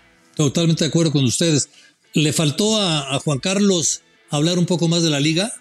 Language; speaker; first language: Spanish; native; Spanish